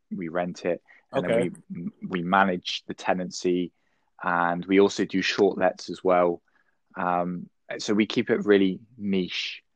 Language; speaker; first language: English; native; English